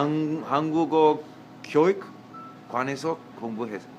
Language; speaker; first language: Korean; non-native, learner; English